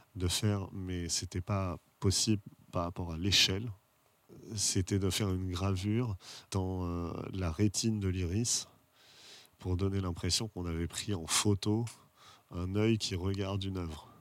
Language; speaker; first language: French; native; French